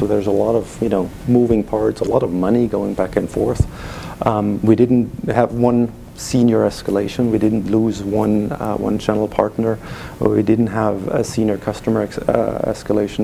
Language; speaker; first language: English; non-native, fluent; German